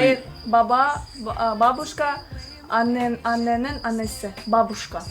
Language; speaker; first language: Turkish; non-native, learner; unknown